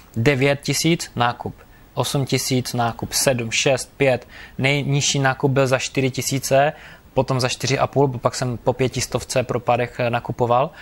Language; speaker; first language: Czech; native; Czech